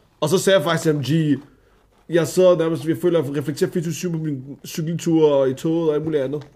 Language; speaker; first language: Danish; early bilingual, other home language; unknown